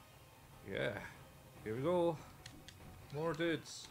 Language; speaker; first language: English; native; English